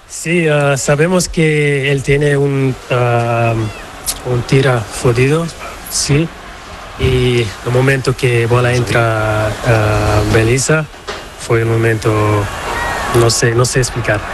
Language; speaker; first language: Spanish; non-native, learner; Portuguese